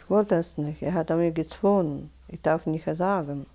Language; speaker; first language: German; non-native, learner; Russian